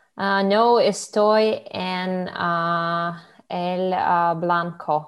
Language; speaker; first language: Spanish; non-native, learner; Russian